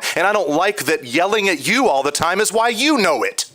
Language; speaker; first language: English; native; English